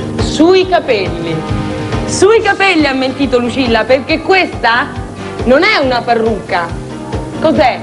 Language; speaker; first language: Italian; native; Italian